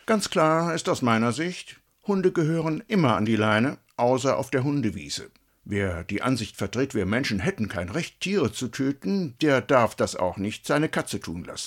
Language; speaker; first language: German; native; German